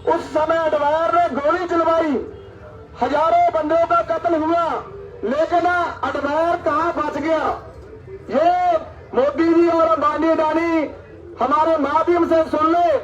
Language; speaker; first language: Hindi; native; Hindi